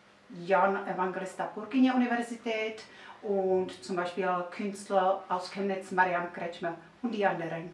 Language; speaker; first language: German; non-native, fluent; Czech